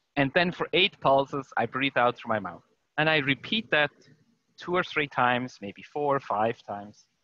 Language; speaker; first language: English; non-native, fluent; German